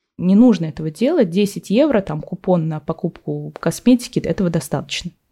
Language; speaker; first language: Russian; native; Russian